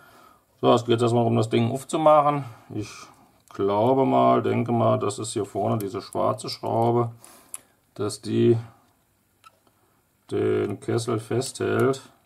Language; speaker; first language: German; native; German